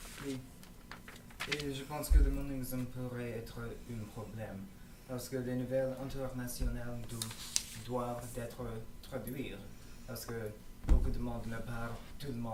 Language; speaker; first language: French; non-native, learner; English